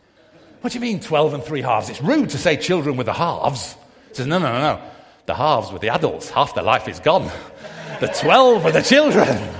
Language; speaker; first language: English; native; English